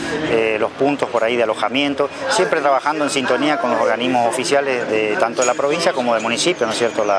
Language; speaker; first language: Spanish; native; Spanish